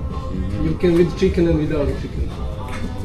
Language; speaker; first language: English; non-native, learner; Serbian